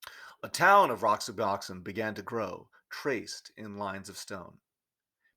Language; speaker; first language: English; native; English